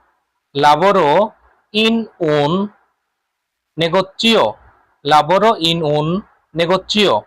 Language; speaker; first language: Italian; non-native, learner; Bangla